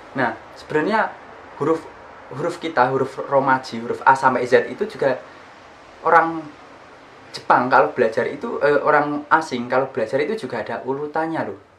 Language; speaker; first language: Indonesian; native; Indonesian